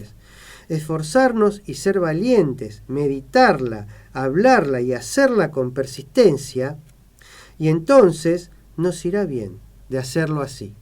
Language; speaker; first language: Spanish; native; Spanish